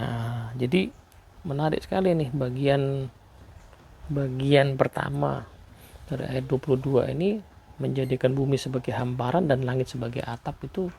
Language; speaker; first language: Indonesian; native; Indonesian